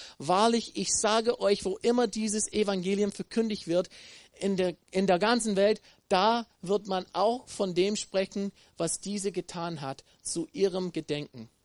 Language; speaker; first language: German; non-native, fluent; English